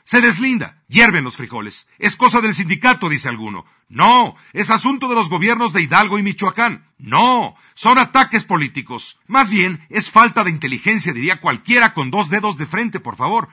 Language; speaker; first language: Spanish; native; Spanish